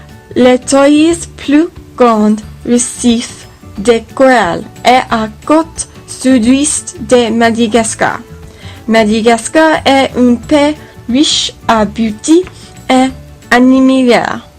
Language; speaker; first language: French; non-native, learner; English